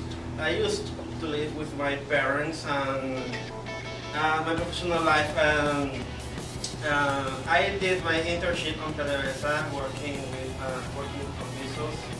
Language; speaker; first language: English; non-native, learner; Spanish